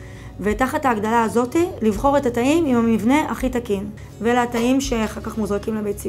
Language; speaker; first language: Hebrew; native; Hebrew